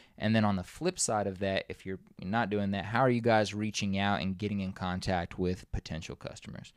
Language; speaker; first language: English; native; English